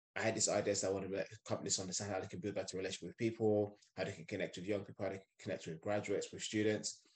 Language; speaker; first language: English; non-native, local second language; Yoruba